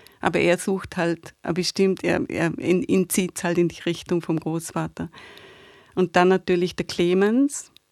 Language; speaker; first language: German; native; German